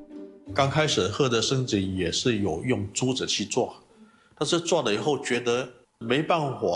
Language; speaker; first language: Chinese; native; Chinese